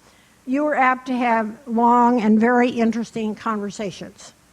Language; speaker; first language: English; native; English